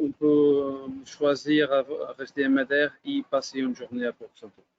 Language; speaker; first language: French; non-native, fluent; Portuguese